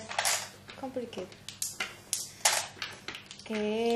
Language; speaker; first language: English; non-native, learner; Korean